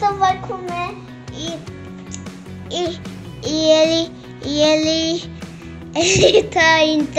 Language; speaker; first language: Portuguese; early bilingual, heritage; Portuguese